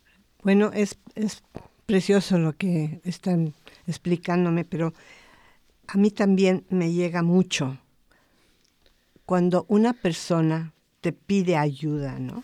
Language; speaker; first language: Spanish; native; Spanish